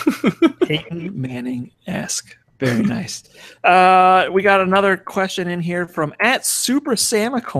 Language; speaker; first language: English; native; English